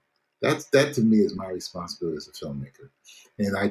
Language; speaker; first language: English; native; English